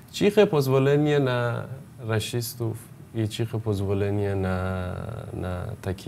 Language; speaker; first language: Polish; non-native, learner; Persian